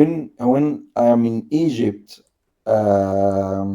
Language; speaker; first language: English; non-native, learner; Arabic